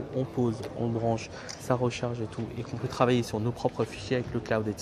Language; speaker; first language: French; native; French